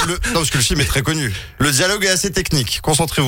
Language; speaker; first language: French; native; French